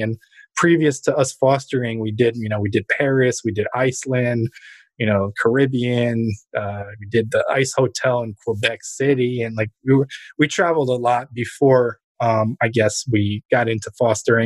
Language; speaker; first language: English; early bilingual, other home language; Ukrainian